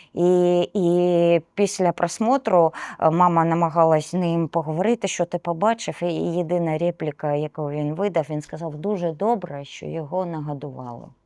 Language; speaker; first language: Ukrainian; non-native, local second language; Russian